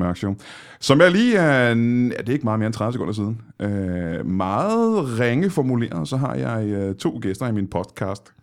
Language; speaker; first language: Danish; native; Danish